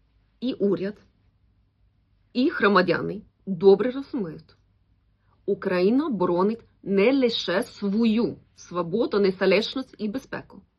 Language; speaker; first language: Ukrainian; non-native, fluent; Swedish